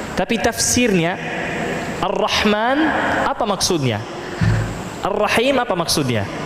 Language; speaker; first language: Malay; non-native, fluent; Arabic